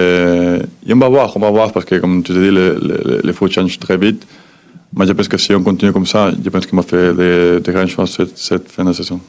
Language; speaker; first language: French; non-native, fluent; Spanish